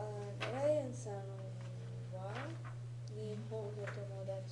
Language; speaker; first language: Japanese; non-native, learner; English